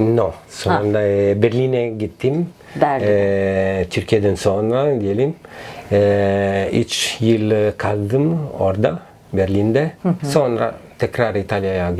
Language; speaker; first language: Turkish; non-native, learner; Italian